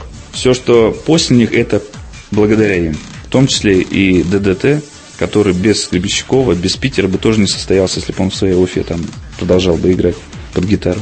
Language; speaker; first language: Russian; native; Russian